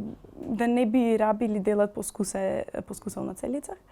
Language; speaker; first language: Slovenian; non-native, fluent; Macedonian